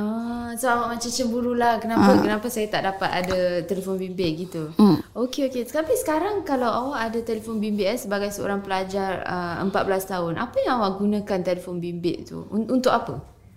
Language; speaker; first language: Malay; native; Malay